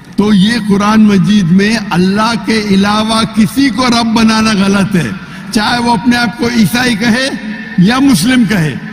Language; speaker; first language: Urdu; non-native, local second language; Konkani